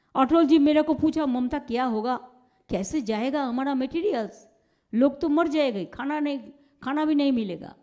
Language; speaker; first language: Hindi; non-native, local second language; Bangla